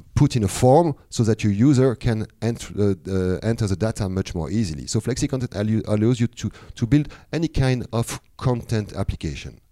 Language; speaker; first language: English; non-native, fluent; French